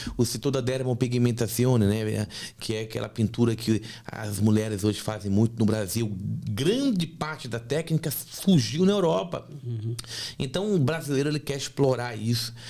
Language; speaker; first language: Portuguese; native; Portuguese